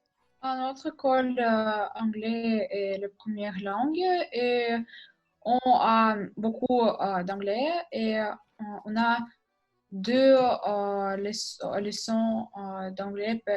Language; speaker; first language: French; non-native, learner; Russian